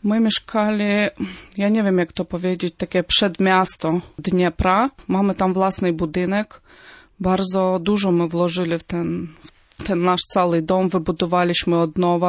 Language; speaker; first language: Polish; non-native, fluent; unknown